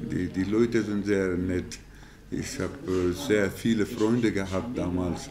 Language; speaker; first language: German; non-native, learner; Pashto